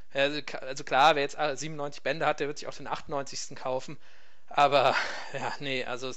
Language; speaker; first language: German; native; German